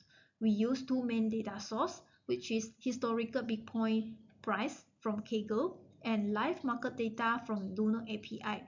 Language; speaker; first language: English; non-native, local second language; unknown